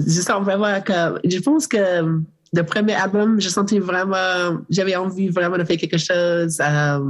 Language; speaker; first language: French; non-native, learner; English